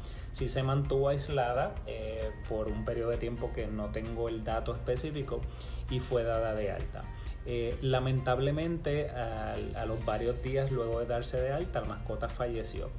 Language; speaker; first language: Spanish; native; Spanish